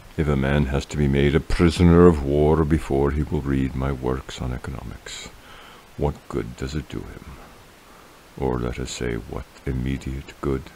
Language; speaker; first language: English; native; English